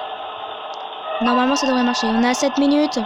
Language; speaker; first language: French; native; French